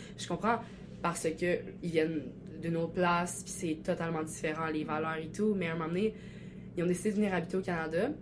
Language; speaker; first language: French; early bilingual, other home language; Albanian